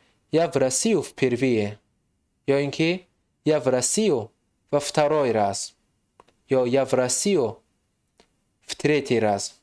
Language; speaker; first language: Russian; non-native, fluent; Tajik